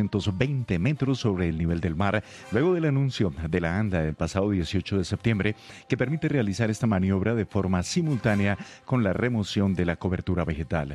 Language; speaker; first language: Spanish; native; Spanish